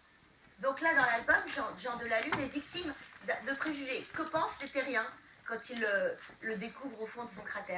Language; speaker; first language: French; native; French